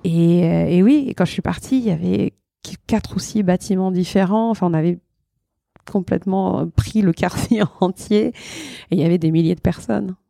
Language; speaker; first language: French; early bilingual, other home language; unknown